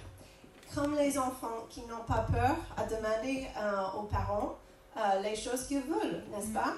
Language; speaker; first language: French; non-native, fluent; English